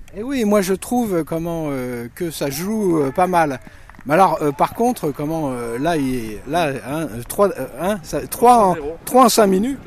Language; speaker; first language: French; native; French